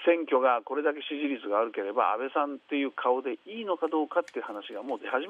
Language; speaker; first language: Japanese; native; Japanese